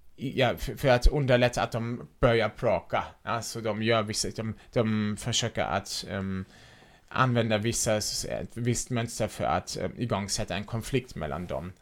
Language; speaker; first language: Swedish; non-native, fluent; German